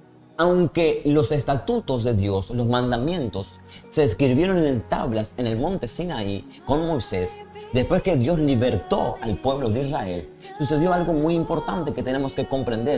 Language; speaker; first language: Spanish; native; Spanish